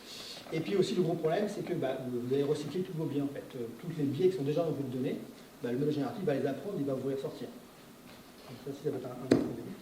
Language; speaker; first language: French; native; French